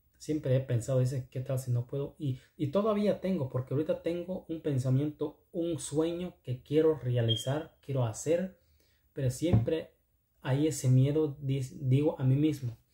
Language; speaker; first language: Spanish; non-native, local second language; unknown